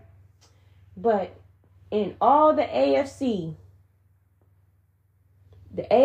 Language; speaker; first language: English; native; English